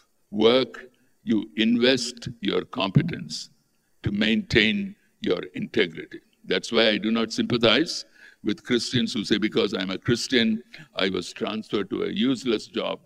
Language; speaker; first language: English; non-native, local second language; Tamil